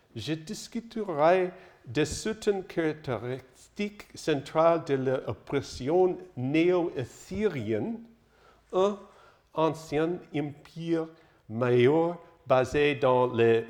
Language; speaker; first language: French; non-native, learner; English